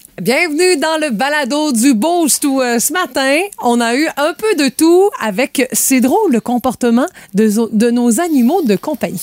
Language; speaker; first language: French; native; French